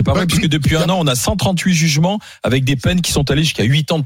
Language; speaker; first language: French; native; French